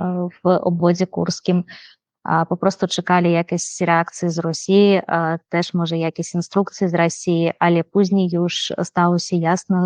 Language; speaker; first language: Polish; non-native, fluent; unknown